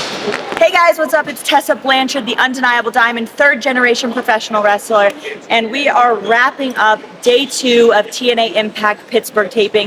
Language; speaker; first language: English; native; English